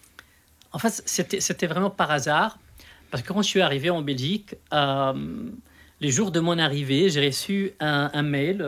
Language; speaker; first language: French; non-native, local second language; Arabic